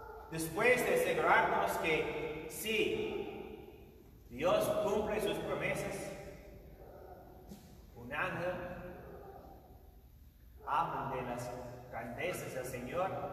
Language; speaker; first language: Spanish; non-native, fluent; English